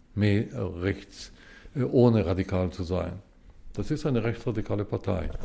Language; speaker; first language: German; early bilingual, heritage; Hebrew